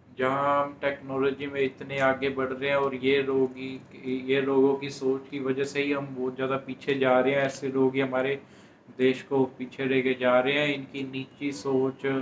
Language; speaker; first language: Hindi; non-native, local second language; Punjabi